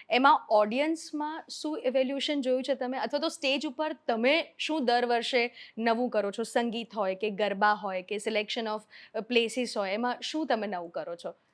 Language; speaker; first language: Gujarati; native; Gujarati